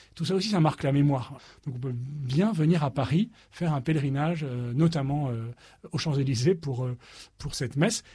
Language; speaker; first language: French; native; French